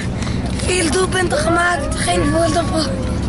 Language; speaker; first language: Dutch; non-native, learner; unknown